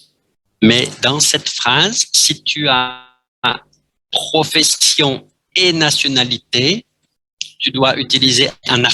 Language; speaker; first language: French; non-native, fluent; Vietnamese